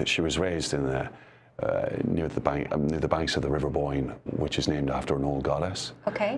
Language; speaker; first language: English; native; English